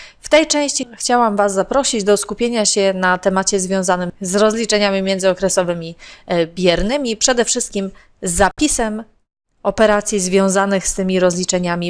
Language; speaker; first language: Polish; native; Polish